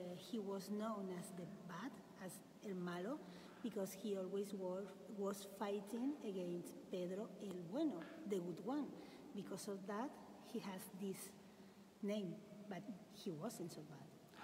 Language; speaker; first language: English; non-native, learner; Spanish